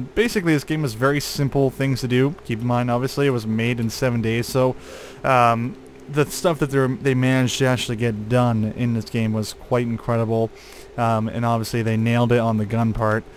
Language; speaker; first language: English; native; English